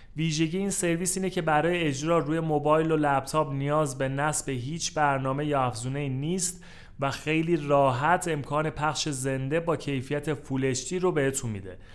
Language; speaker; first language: Persian; native; Persian